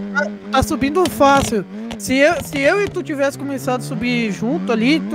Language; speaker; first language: Portuguese; native; Portuguese